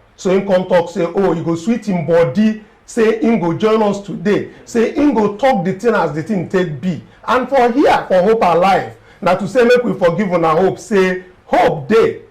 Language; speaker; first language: Nigerian Pidgin; native; Nigerian Pidgin